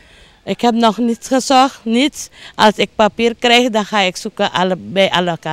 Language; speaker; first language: Dutch; non-native, local second language; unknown